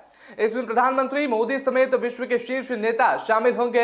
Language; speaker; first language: Hindi; native; Hindi